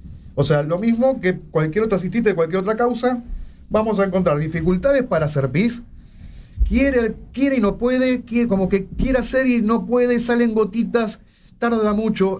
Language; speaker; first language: Spanish; native; Spanish